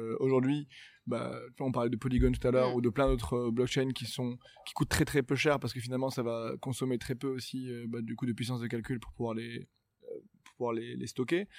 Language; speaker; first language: French; non-native, local second language; Arabic